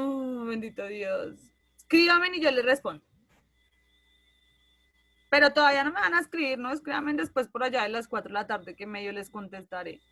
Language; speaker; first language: Spanish; native; Spanish